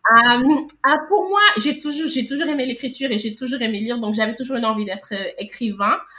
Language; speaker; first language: French; non-native, local second language; Wolof